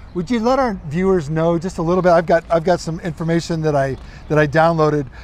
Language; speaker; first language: English; native; English